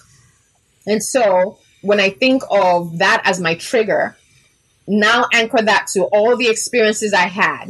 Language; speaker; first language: English; non-native, local second language; Yoruba